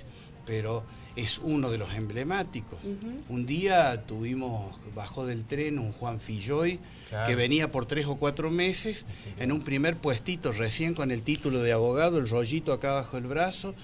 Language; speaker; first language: Spanish; native; Spanish